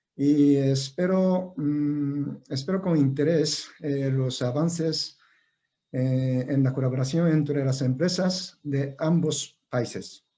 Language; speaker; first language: Spanish; non-native, fluent; Japanese